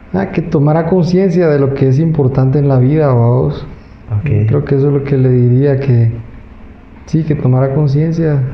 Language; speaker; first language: Spanish; native; Spanish